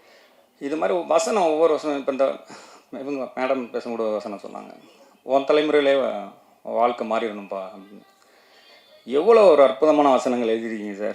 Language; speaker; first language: Tamil; native; Tamil